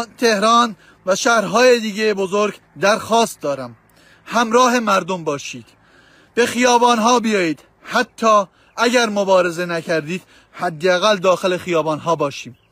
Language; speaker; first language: Persian; non-native, local second language; Central Kurdish